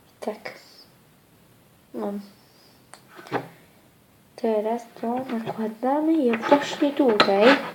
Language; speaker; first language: Polish; early bilingual, other home language; Ukrainian